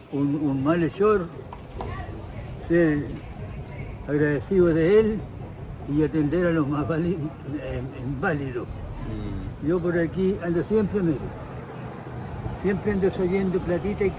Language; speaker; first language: Spanish; native; Spanish